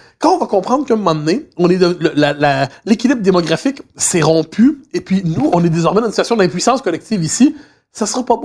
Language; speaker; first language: French; native; French